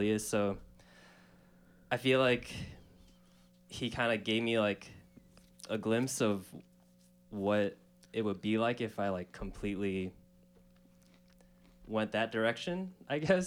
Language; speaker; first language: English; native; English